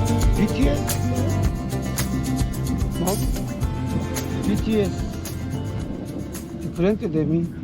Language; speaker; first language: Spanish; non-native, learner; Korean